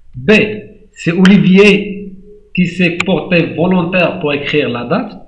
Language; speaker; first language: French; non-native, local second language; Arabic